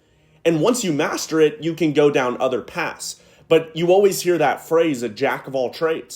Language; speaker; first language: English; native; English